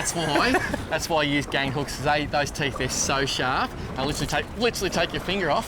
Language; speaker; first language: English; native; English